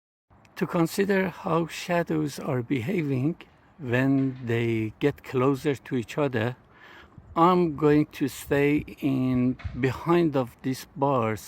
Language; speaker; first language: English; non-native, fluent; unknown